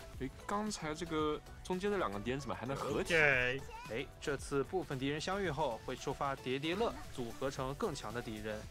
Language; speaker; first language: Chinese; native; Chinese